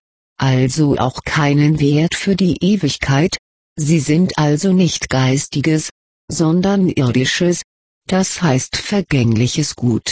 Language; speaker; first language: German; native; German